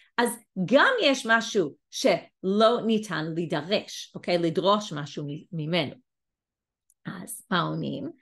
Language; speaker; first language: Hebrew; non-native, fluent; English